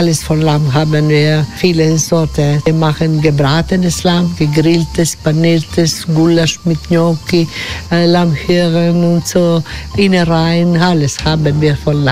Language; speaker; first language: German; non-native, learner; Croatian